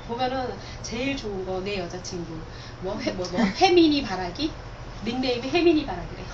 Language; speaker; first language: Korean; native; Korean